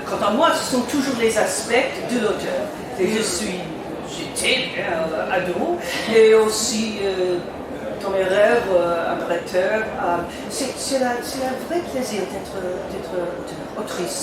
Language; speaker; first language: French; non-native, learner; English